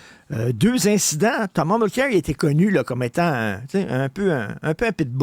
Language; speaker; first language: French; native; French